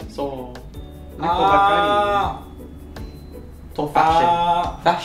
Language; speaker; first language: Japanese; non-native, learner; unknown